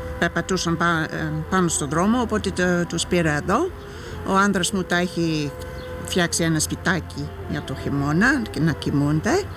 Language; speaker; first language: Greek; non-native, fluent; English